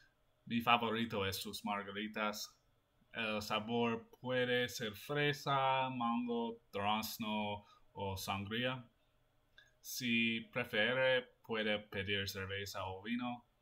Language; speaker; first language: Spanish; non-native, learner; English